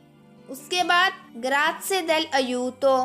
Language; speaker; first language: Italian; non-native, fluent; Urdu